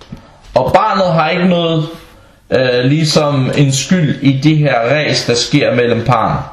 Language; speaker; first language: Danish; non-native, local second language; Arabic